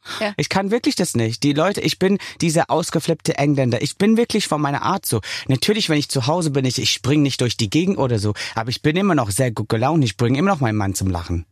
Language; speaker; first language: German; non-native, fluent; English